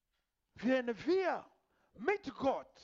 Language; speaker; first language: German; non-native, fluent; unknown